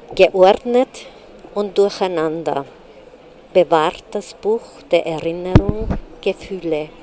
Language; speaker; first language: German; non-native, fluent; Hungarian